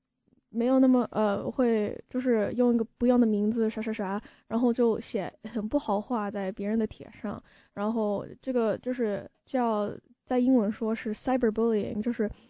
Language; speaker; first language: Chinese; early bilingual, heritage; Chinese